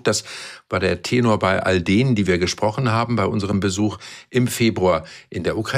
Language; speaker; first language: German; native; German